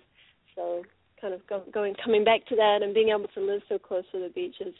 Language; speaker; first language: English; native; English